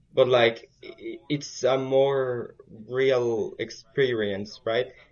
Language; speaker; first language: English; early bilingual, other home language; Spanish